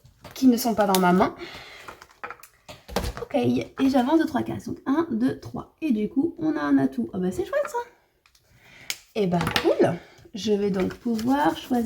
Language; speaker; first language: French; native; French